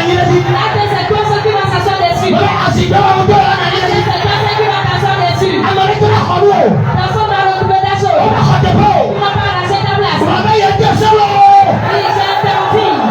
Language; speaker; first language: French; non-native, local second language; Ewe